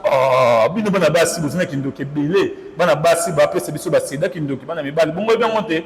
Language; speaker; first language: Lingala; non-native, local second language; Kongo